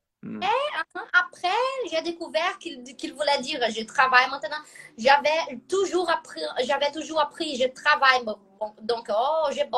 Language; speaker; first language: French; non-native, fluent; Portuguese